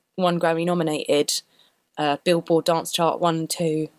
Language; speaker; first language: English; native; English